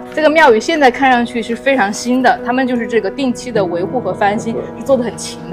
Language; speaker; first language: Chinese; native; Chinese